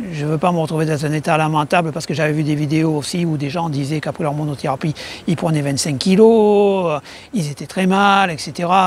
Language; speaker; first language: French; native; French